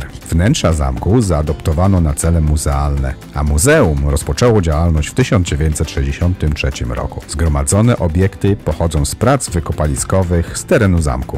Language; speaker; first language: Polish; native; Polish